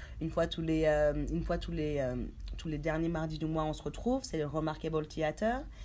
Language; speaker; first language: French; early bilingual, other home language; Haitian Creole